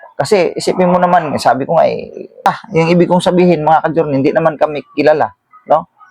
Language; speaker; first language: Filipino; non-native, local second language; Cebuano